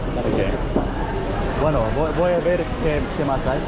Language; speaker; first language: Spanish; non-native, learner; English